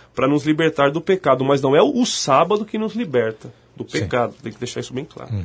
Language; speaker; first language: Portuguese; native; Portuguese